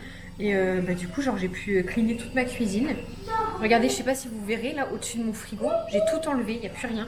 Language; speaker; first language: French; native; French